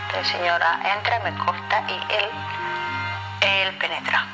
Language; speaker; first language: Spanish; non-native, fluent; Somali